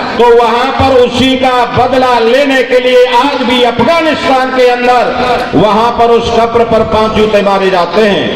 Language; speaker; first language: Hindi; native; Hindi